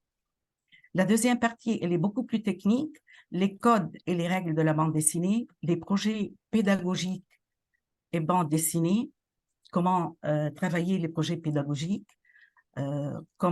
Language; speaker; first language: French; non-native, local second language; Arabic